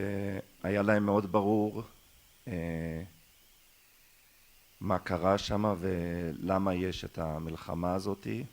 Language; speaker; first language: Hebrew; early bilingual, other home language; German